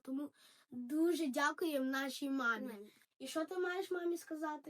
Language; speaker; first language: Ukrainian; early bilingual, heritage; Ukrainian